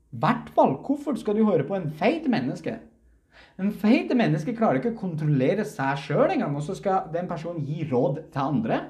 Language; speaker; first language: Norwegian; early bilingual, other home language; Uzbek